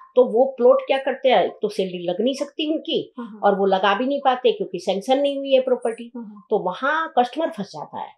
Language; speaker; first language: Hindi; native; Hindi